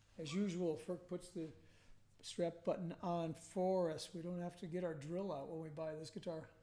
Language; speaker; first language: English; native; English